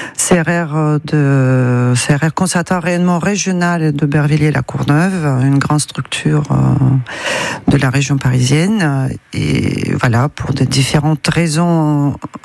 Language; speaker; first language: French; non-native, fluent; Russian